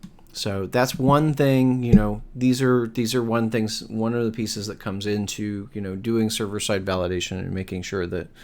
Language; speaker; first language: English; native; English